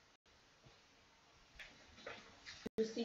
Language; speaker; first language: English; non-native, learner; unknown